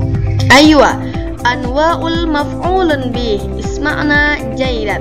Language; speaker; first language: Arabic; non-native, learner; Indonesian